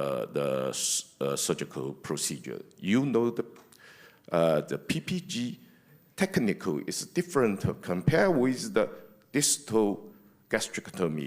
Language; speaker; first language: English; non-native, fluent; Chinese